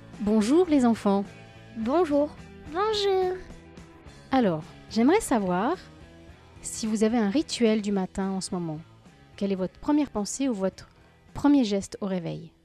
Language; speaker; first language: French; native; French